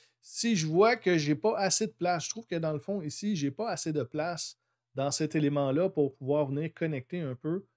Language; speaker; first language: French; native; French